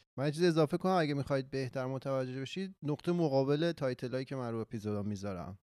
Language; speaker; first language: Persian; native; Persian